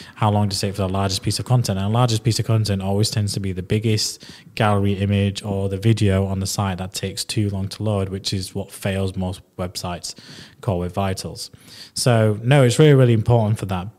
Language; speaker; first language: English; native; English